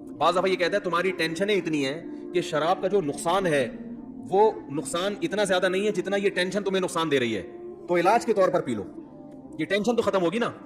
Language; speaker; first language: Urdu; native; Urdu